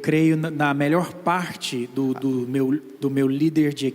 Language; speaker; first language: Portuguese; native; Portuguese